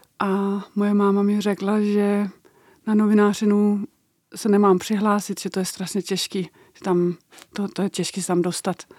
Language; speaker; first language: Czech; non-native, fluent; Danish